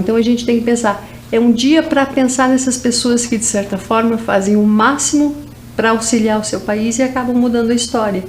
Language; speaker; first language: Portuguese; native; Portuguese